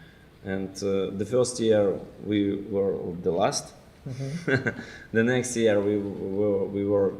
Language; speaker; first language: English; non-native, fluent; Ukrainian